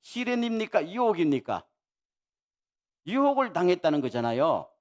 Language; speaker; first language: Korean; native; Korean